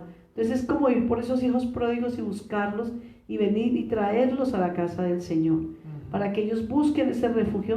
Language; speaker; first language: Spanish; native; Spanish